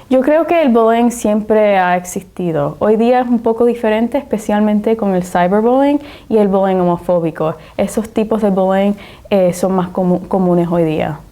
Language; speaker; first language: Spanish; early bilingual, heritage; Spanish